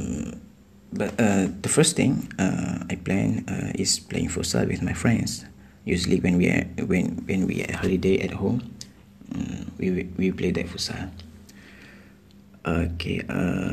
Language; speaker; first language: English; non-native, local second language; Malay